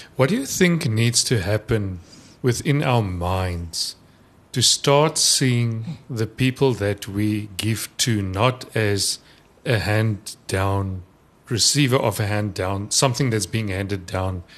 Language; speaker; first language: English; non-native, local second language; Afrikaans